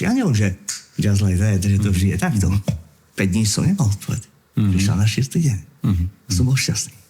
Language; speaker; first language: Slovak; native; Slovak